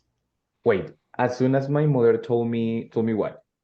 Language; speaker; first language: English; non-native, fluent; Spanish